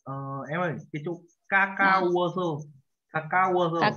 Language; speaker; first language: Korean; non-native, fluent; Vietnamese